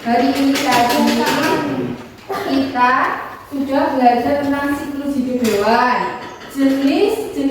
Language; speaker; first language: Malay; native; Malay